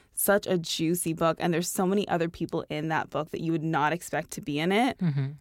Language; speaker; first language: English; native; English